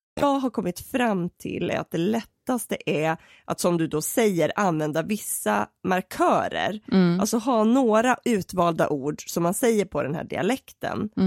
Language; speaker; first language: Swedish; native; Swedish